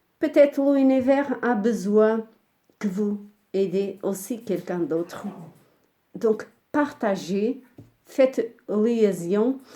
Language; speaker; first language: French; non-native, fluent; Portuguese